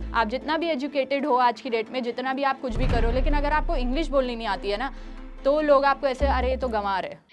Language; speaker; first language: Hindi; native; Hindi